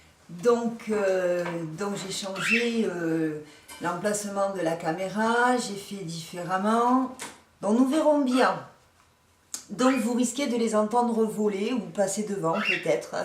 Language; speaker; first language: French; native; French